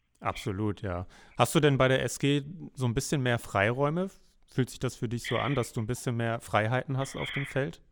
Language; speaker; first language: German; native; German